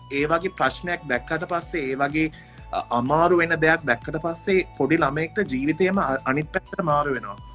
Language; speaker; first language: Sinhala; non-native, local second language; Tamil